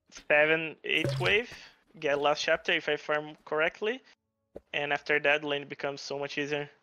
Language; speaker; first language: English; non-native, fluent; Portuguese